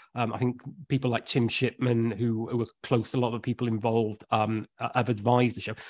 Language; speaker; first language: English; native; English